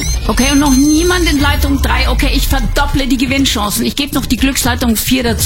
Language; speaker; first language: German; native; German